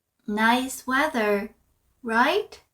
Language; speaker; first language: English; non-native, fluent; Korean